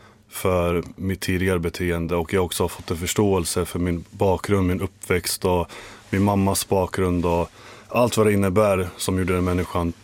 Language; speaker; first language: Swedish; early bilingual, other home language; Finnish